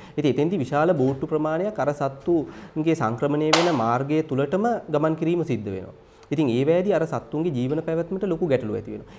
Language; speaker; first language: Sinhala; native; Sinhala